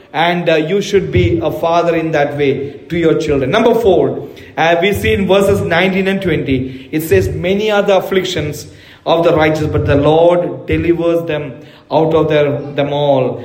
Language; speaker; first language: English; non-native, local second language; Malayalam